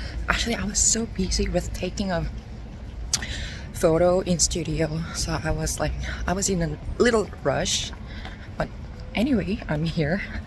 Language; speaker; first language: English; non-native, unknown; Korean